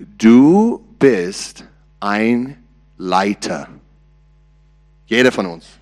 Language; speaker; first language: German; non-native, learner; English